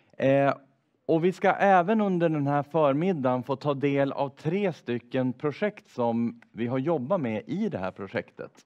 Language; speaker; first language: Swedish; native; Swedish